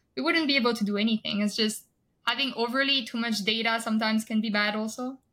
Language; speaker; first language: English; non-native, fluent; French